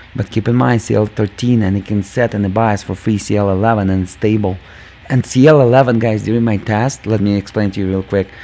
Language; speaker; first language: English; non-native, fluent; Russian